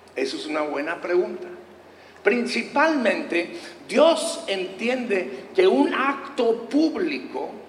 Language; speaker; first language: Spanish; native; Spanish